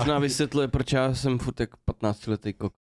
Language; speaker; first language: Czech; native; Czech